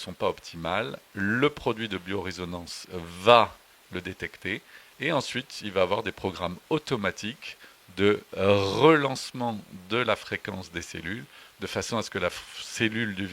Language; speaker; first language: French; native; French